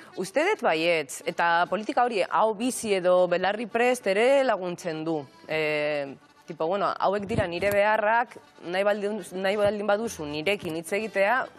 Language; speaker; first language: Basque; non-native, local second language; Spanish